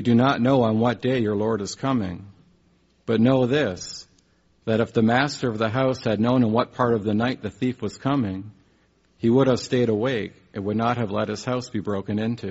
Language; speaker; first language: English; native; English